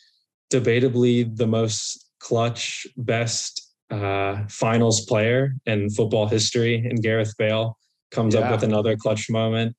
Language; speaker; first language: English; native; English